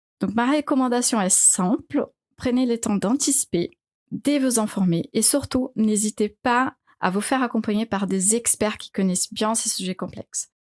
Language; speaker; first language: French; non-native, fluent; Portuguese